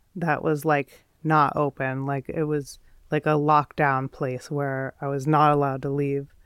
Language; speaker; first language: English; native; English